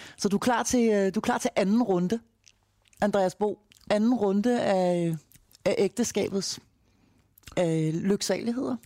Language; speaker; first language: Danish; native; Danish